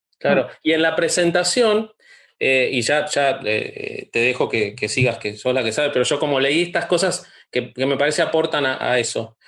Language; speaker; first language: Spanish; native; Spanish